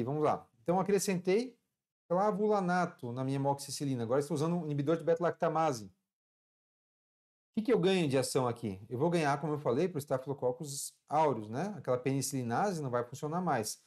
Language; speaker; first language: Portuguese; native; Portuguese